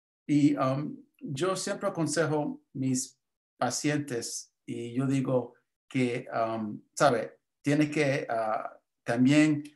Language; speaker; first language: Spanish; early bilingual, heritage; English